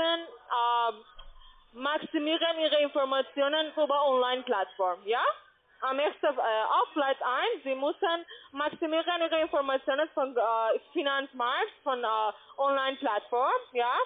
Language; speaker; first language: German; non-native, learner; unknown